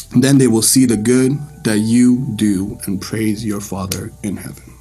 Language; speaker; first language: English; early bilingual, other home language; Persian